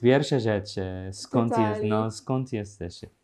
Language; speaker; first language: Polish; non-native, learner; Arabic